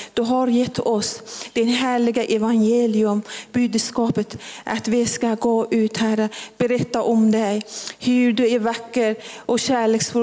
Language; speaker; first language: Swedish; non-native, local second language; Persian